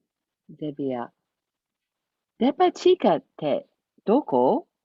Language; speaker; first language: Japanese; non-native, fluent; English